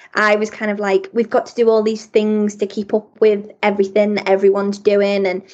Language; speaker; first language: English; native; English